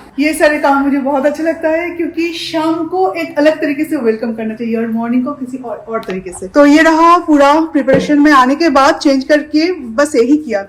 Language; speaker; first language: Hindi; non-native, local second language; Bangla